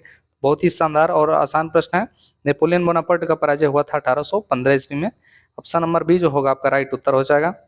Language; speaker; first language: Hindi; native; Hindi